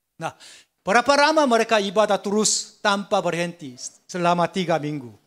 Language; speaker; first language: Indonesian; non-native, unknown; Korean